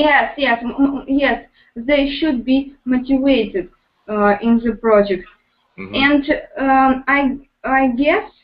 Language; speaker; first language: English; non-native, learner; Russian